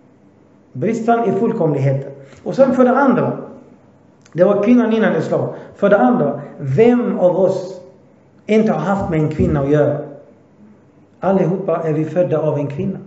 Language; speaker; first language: Swedish; early bilingual, other home language; Arabic